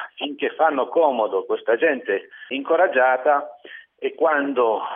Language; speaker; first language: Italian; non-native, fluent; Kabyle